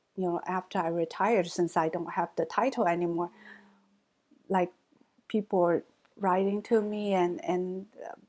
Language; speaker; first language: English; non-native, fluent; Chinese